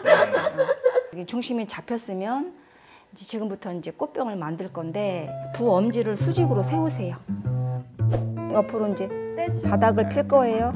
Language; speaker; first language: Korean; native; Korean